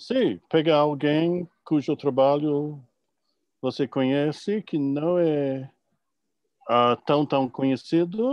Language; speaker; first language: Portuguese; non-native, fluent; English